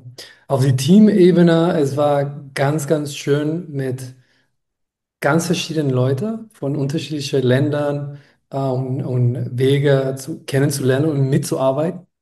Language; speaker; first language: German; non-native, fluent; Spanish